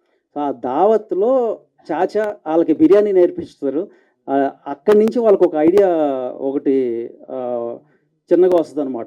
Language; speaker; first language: Telugu; native; Telugu